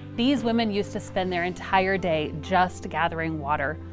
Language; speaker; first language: English; native; English